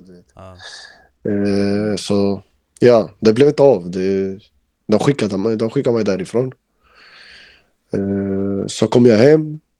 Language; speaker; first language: Swedish; early bilingual, other home language; Albanian